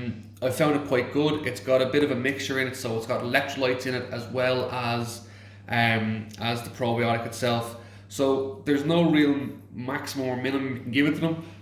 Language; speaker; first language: English; native; English